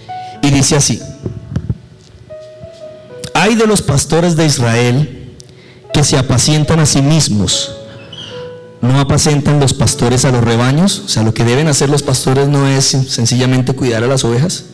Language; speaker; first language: Spanish; native; Spanish